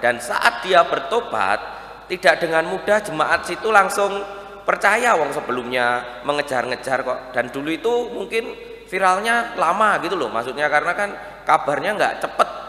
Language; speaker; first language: Indonesian; non-native, local second language; Javanese